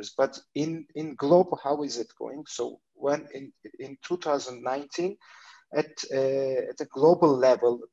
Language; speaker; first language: English; non-native, fluent; Turkish